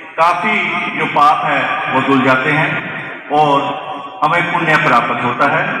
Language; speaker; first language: Hindi; non-native, local second language; Punjabi